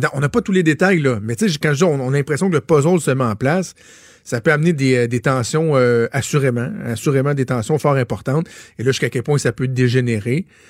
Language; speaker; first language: French; native; French